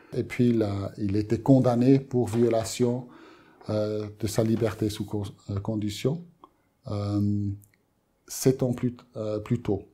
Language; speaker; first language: French; native; French